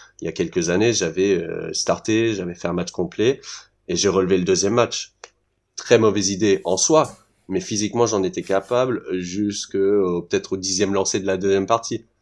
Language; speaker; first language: French; early bilingual, heritage; French